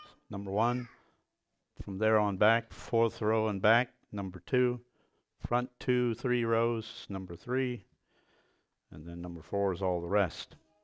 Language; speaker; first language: English; early bilingual, other home language; Pennsylvania German